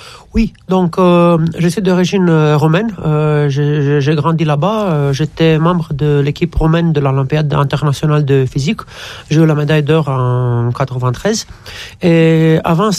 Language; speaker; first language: French; non-native, fluent; Romanian